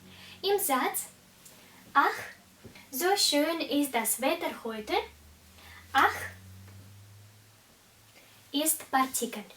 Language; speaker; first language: German; non-native, fluent; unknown